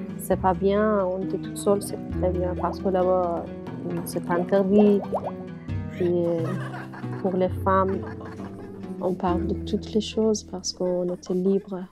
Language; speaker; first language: French; non-native, learner; Persian